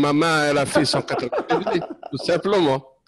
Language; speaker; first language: French; non-native, local second language; Arabic